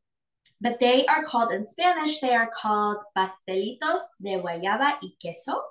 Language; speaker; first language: English; native; English